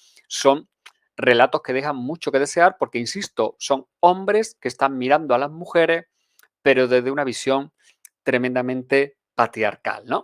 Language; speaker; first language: Spanish; native; Spanish